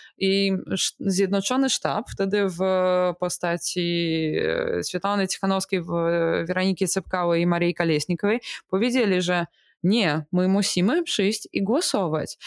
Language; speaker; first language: Polish; non-native, fluent; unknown